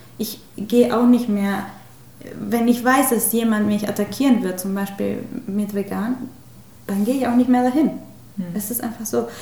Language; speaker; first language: German; non-native, fluent; Spanish